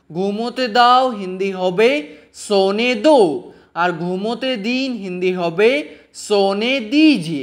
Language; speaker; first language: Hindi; non-native, local second language; Bangla